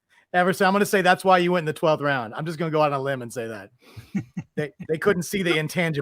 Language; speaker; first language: English; native; English